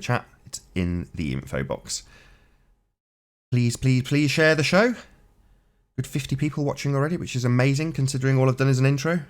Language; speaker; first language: English; native; English